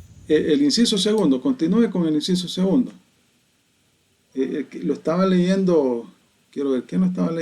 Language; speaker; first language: Spanish; native; Spanish